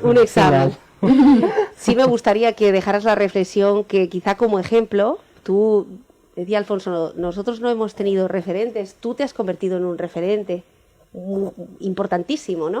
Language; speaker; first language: Spanish; native; Spanish